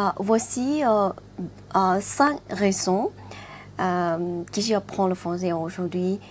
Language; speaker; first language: French; non-native, learner; Thai